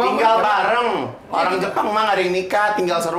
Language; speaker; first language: Indonesian; native; Indonesian